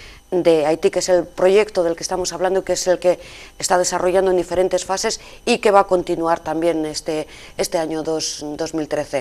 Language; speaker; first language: Spanish; native; Spanish